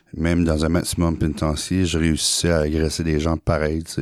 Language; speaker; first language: French; native; French